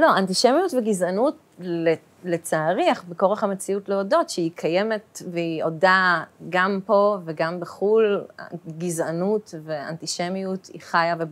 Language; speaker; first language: Hebrew; early bilingual, other home language; Russian